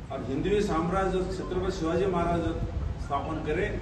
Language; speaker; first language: Hindi; non-native, local second language; Kannada